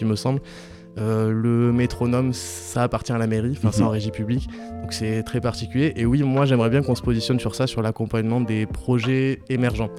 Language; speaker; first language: French; native; French